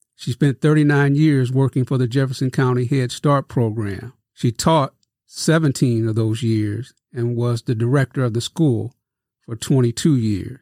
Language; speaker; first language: English; native; English